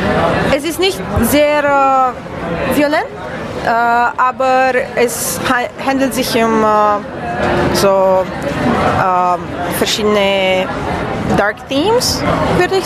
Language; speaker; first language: German; non-native, learner; Romanian